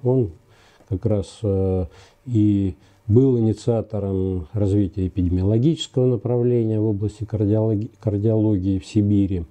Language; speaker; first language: Russian; native; Russian